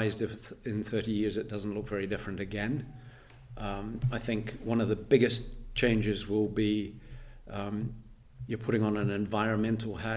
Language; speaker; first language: English; native; English